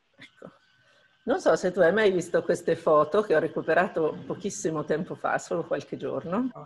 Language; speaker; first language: Italian; native; Italian